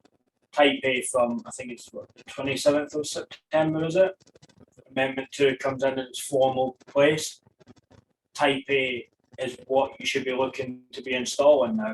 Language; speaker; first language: English; native; English